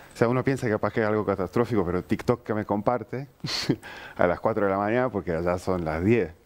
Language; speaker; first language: Spanish; early bilingual, other home language; Ukrainian